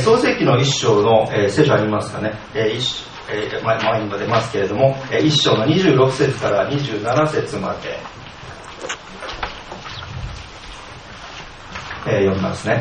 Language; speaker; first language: Japanese; native; Japanese